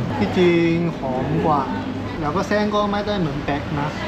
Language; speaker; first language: Thai; non-native, fluent; Chinese